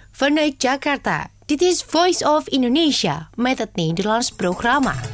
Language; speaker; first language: Dutch; non-native, fluent; Indonesian